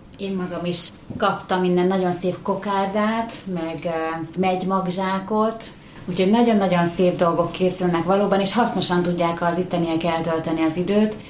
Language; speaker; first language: Hungarian; native; Hungarian